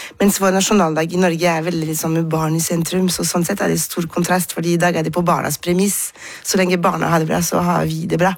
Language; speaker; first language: Norwegian; non-native, fluent; French